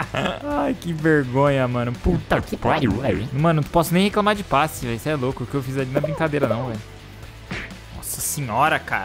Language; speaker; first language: Portuguese; native; Portuguese